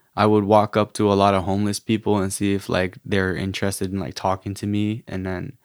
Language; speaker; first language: English; native; English